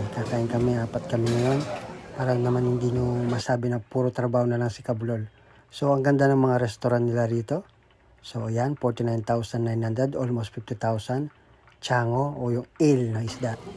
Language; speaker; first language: Filipino; native; Filipino